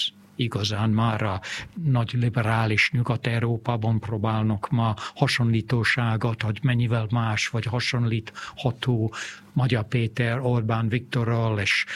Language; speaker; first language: Hungarian; non-native, fluent; English